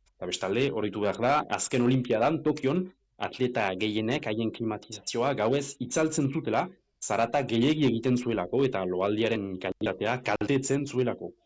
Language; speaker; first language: Basque; native; Basque